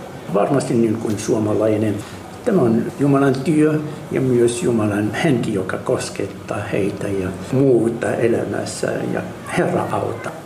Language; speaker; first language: Finnish; non-native, learner; Arabic